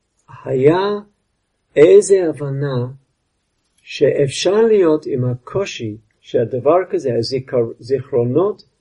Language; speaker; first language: Hebrew; non-native, fluent; English